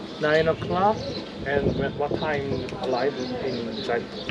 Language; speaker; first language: English; non-native, learner; Korean